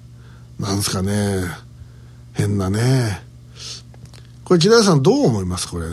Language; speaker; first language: Japanese; native; Japanese